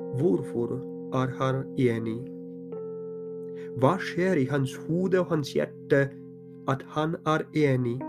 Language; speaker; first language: Norwegian; non-native, fluent; Polish